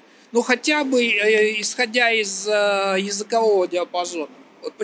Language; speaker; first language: Russian; native; Russian